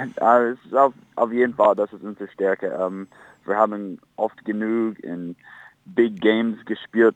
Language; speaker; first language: German; non-native, fluent; English